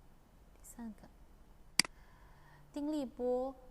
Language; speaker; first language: Chinese; non-native, fluent; Indonesian